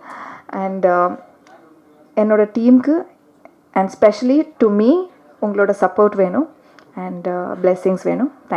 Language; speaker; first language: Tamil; non-native, learner; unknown